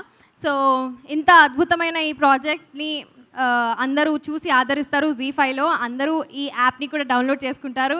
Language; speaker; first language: Telugu; native; Telugu